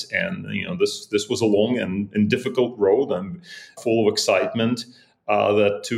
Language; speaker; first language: English; non-native, fluent; Russian